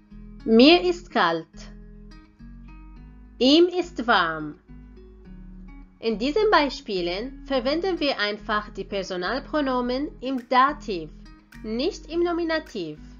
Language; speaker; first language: German; non-native, fluent; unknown